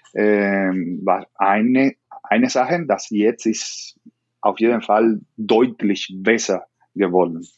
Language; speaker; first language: German; non-native, fluent; Spanish